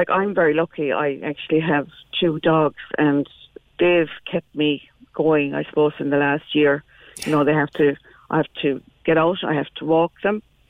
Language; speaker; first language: English; non-native, local second language; Swahili